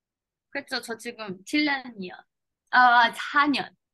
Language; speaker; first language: Korean; non-native, learner; Chinese